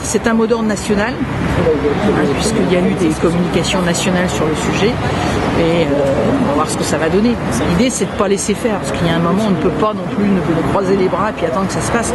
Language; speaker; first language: French; native; French